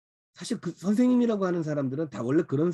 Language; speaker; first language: Korean; native; Korean